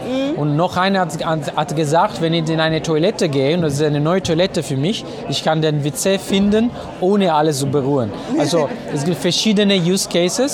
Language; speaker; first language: German; non-native, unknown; Italian